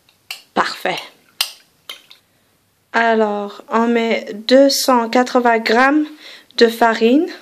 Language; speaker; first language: French; non-native, fluent; English